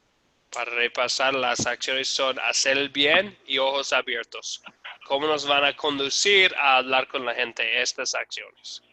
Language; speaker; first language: Spanish; non-native, fluent; English